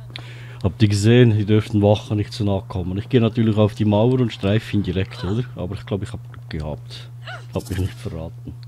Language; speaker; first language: German; native; German